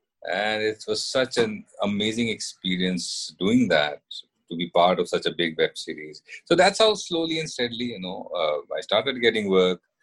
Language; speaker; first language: English; non-native, local second language; Hindi